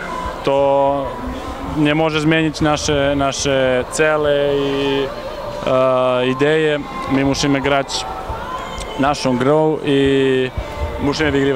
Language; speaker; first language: Polish; non-native, fluent; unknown